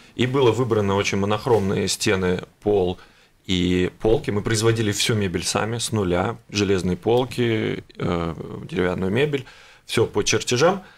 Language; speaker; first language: Russian; native; Russian